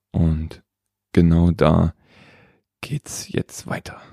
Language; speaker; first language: German; native; German